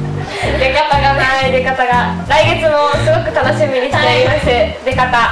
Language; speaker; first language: Japanese; native; Japanese